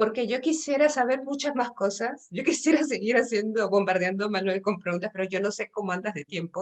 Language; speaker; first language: Spanish; native; Spanish